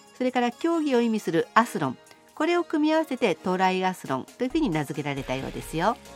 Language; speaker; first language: Japanese; native; Japanese